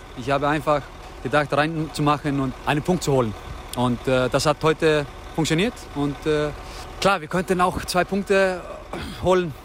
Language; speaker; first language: German; non-native, fluent; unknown